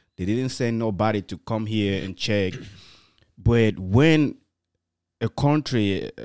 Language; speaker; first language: English; non-native, fluent; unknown